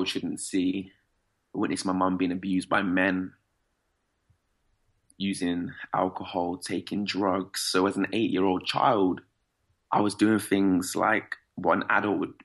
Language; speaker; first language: English; native; English